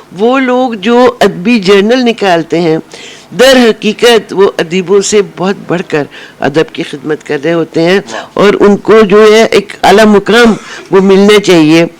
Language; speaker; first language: Urdu; native; Urdu